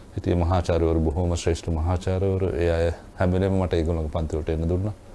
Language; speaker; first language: Sinhala; non-native, local second language; Tamil